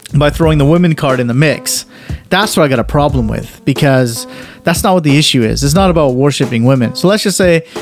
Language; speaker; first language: English; native; English